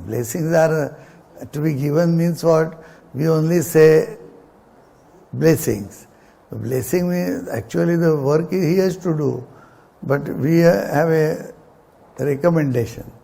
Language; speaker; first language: English; non-native, local second language; Marathi